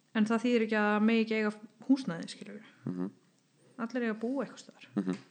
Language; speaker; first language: Icelandic; non-native, fluent; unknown